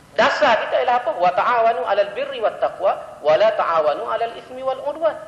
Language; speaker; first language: Malay; native; Malay